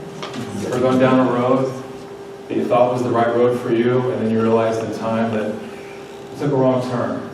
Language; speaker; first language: English; native; English